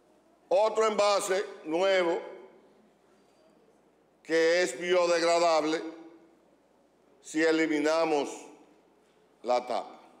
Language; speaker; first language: Spanish; native; Spanish